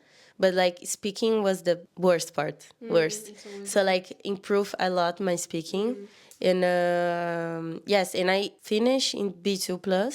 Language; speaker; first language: English; non-native, learner; Portuguese